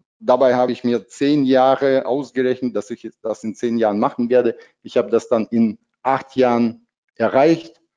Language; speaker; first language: German; non-native, fluent; Russian